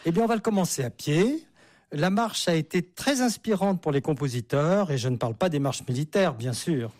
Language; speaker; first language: French; native; French